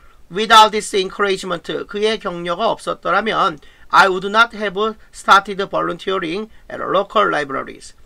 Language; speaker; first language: English; non-native, fluent; Korean